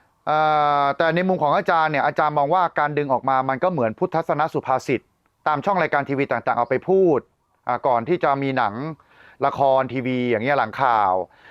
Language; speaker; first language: Thai; native; Thai